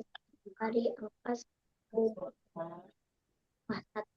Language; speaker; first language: Indonesian; native; Indonesian